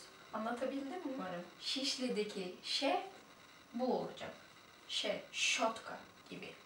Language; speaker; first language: Turkish; non-native, fluent; Russian